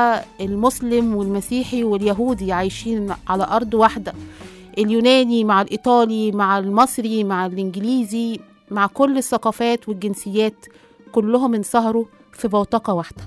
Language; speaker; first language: Arabic; native; Arabic